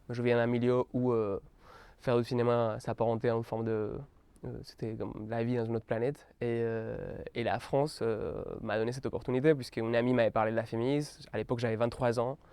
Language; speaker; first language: French; non-native, fluent; Spanish